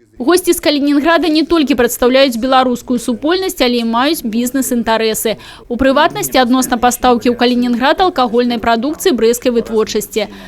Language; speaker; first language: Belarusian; native; Belarusian